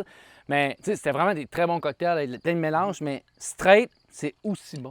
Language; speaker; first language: French; native; French